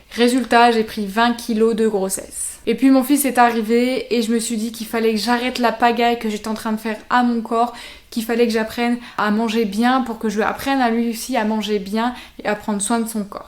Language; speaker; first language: French; native; French